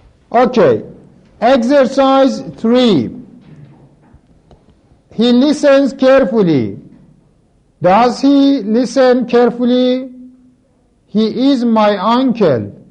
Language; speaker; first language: English; non-native, fluent; Persian